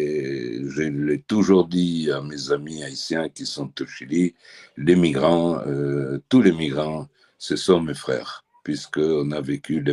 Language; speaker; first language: French; early bilingual, heritage; French